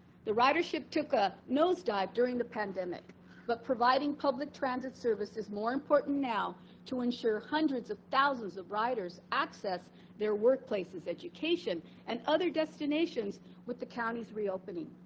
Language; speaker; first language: English; early bilingual, other home language; Spanish